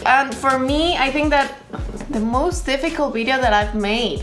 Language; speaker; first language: English; non-native, fluent; Spanish